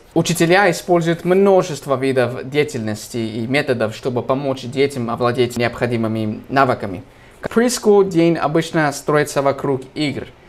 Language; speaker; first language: Russian; non-native, fluent; English